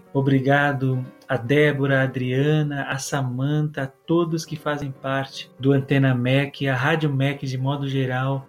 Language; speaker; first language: Portuguese; native; Portuguese